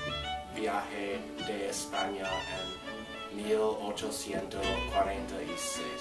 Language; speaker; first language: Spanish; non-native, learner; English